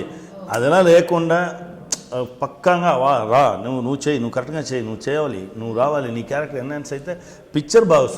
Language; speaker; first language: Telugu; non-native, local second language; Tamil